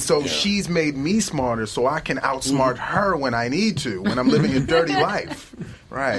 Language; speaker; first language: English; native; English